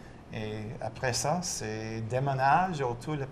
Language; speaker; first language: French; non-native, local second language; English